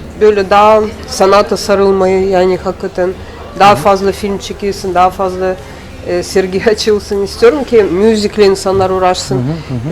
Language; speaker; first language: Turkish; non-native, learner; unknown